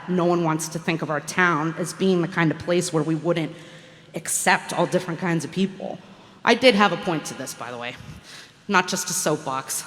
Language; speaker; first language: English; native; English